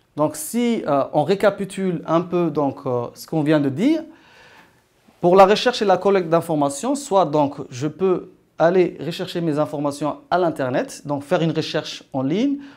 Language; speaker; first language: French; non-native, local second language; Arabic